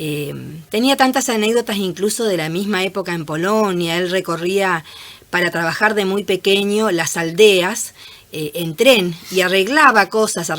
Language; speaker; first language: Spanish; native; Spanish